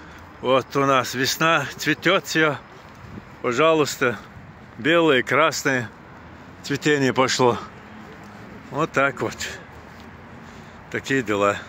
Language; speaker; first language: Russian; non-native, local second language; Chechen